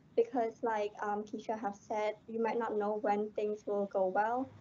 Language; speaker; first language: English; non-native, fluent; Indonesian